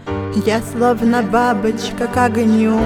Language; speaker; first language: Russian; native; Russian